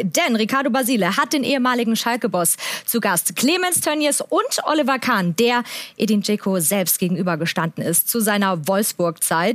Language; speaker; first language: German; native; German